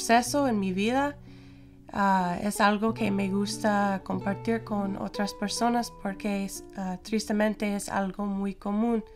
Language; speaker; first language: Spanish; non-native, fluent; English